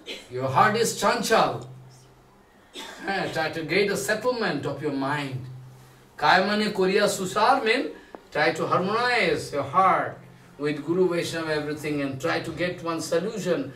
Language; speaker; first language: English; non-native, local second language; Bangla